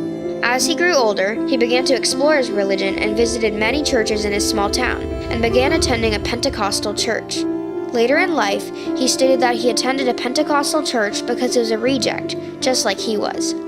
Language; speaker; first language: English; native; English